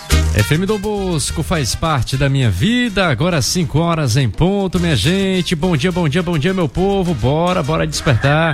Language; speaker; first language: Portuguese; native; Portuguese